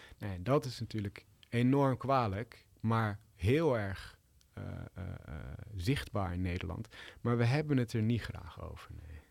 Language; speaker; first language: Dutch; native; Dutch